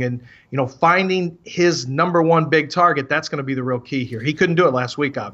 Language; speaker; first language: English; native; English